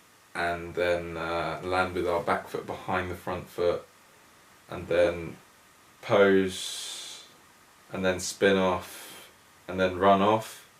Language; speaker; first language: English; native; English